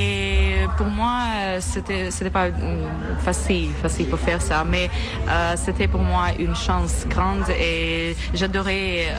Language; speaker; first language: French; non-native, learner; Russian